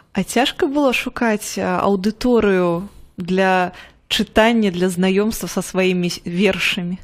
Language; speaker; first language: Belarusian; native; Belarusian